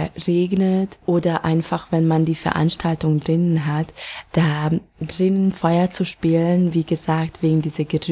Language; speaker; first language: German; non-native, fluent; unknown